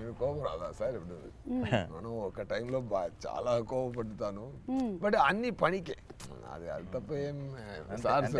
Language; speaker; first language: Telugu; non-native, learner; Tamil